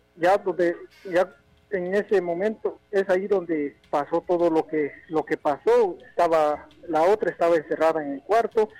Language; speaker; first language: Spanish; non-native, local second language; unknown